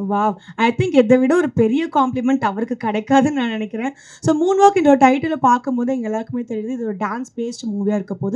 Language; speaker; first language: Tamil; native; Tamil